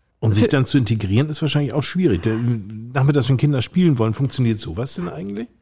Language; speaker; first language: German; native; German